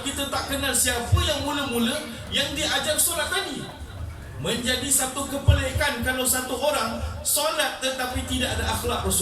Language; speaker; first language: Malay; native; Malay